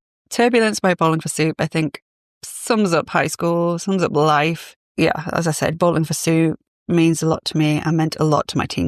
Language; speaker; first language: English; native; English